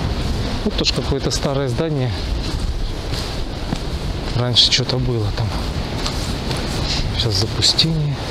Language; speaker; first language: Russian; native; Russian